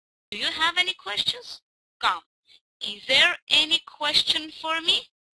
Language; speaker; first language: English; non-native, fluent; Armenian